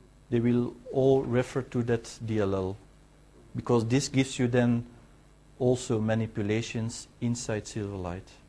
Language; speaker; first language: English; non-native, fluent; Dutch